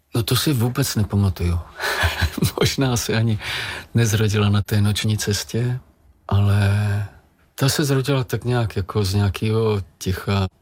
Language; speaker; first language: Czech; native; Czech